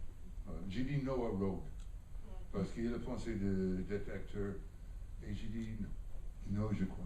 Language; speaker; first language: French; non-native, learner; English